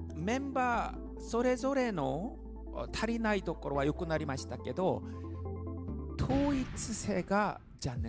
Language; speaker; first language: Japanese; non-native, learner; Korean